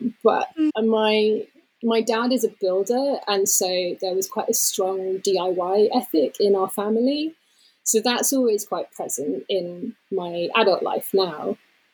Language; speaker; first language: English; native; English